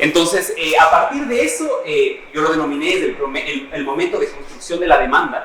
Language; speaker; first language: Spanish; native; Spanish